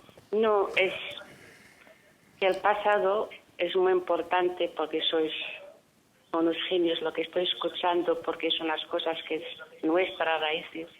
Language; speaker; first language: Spanish; non-native, fluent; Arabic